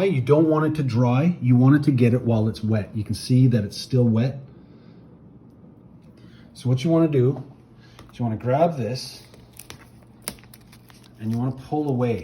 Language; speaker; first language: English; native; English